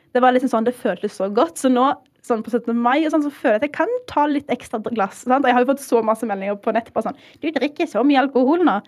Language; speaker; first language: Norwegian; early bilingual, heritage; Norwegian